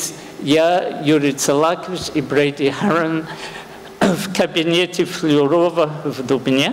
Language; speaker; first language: Russian; non-native, fluent; English